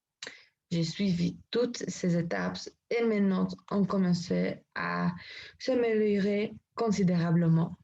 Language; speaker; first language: French; non-native, learner; Spanish